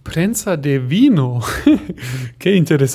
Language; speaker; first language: Spanish; non-native, fluent; German